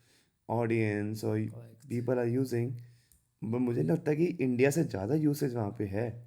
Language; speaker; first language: Hindi; native; Hindi